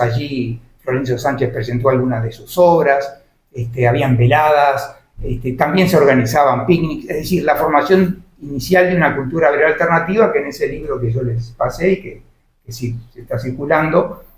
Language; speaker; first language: Spanish; native; Spanish